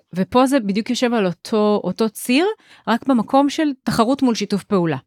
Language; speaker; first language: Hebrew; native; Hebrew